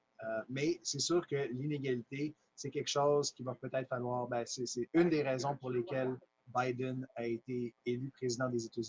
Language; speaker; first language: French; native; French